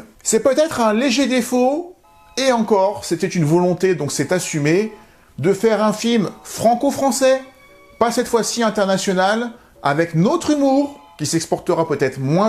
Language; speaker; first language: French; native; French